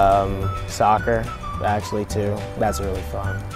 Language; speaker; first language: English; native; English